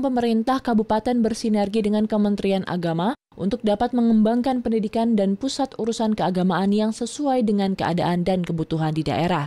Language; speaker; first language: Indonesian; native; Indonesian